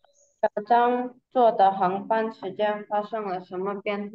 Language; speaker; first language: Chinese; non-native, learner; Indonesian